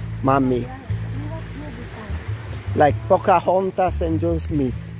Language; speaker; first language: English; non-native, learner; Italian